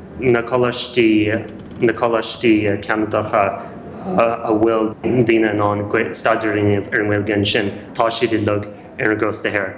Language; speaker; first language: Irish; non-native, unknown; English